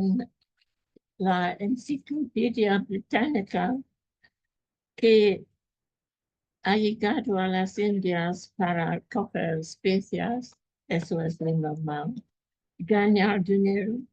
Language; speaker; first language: Spanish; non-native, fluent; English